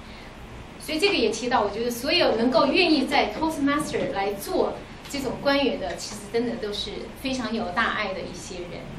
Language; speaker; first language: Chinese; native; Chinese